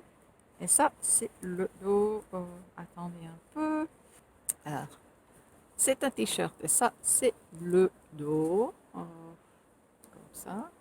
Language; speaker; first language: French; non-native, fluent; Finnish